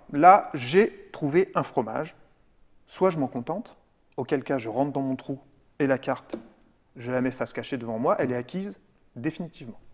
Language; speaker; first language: French; native; French